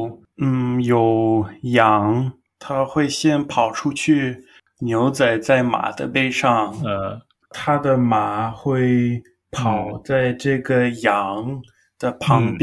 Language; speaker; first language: Chinese; non-native, learner; English